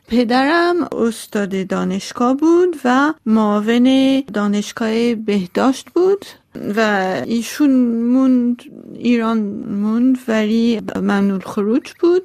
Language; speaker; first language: Persian; non-native, local second language; Armenian